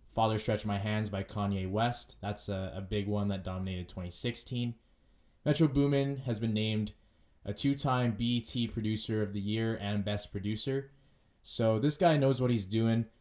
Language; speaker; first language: English; native; English